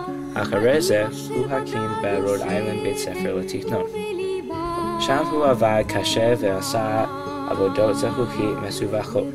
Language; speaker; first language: Hebrew; non-native, learner; English